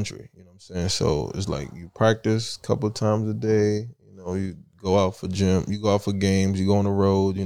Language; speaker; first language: English; early bilingual, other home language; Italian